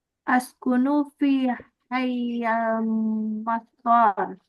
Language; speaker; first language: Arabic; non-native, learner; Indonesian